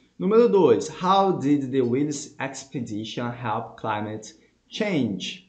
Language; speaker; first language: English; non-native, fluent; Portuguese